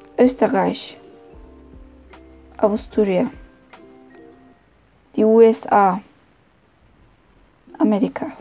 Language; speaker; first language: German; non-native, fluent; Turkish